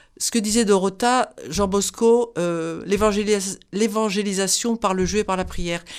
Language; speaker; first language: French; native; French